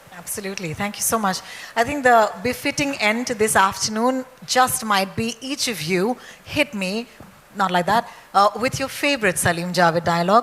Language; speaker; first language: English; non-native, local second language; Hindi